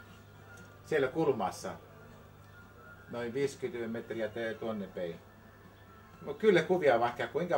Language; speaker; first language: Finnish; non-native, learner; Greek